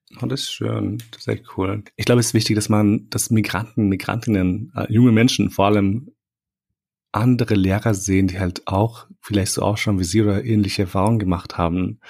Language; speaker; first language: German; early bilingual, other home language; Albanian